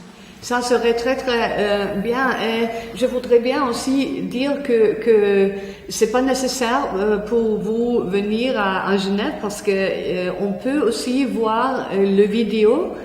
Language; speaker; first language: French; non-native, fluent; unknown